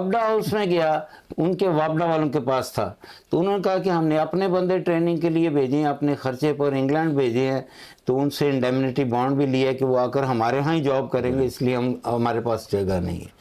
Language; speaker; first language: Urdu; non-native, local second language; Punjabi